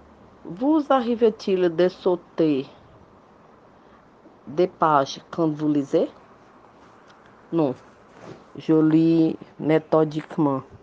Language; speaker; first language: French; non-native, learner; Portuguese